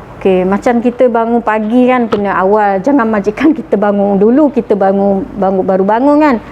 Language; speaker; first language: Malay; native; Malay